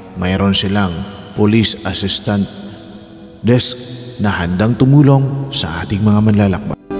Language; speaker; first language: Filipino; native; Filipino